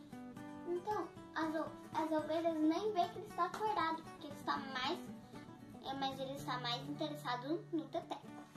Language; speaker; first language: Portuguese; native; Portuguese